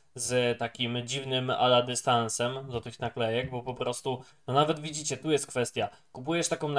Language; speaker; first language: Polish; native; Polish